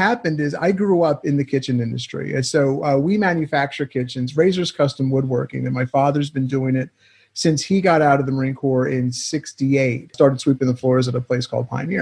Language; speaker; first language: English; native; English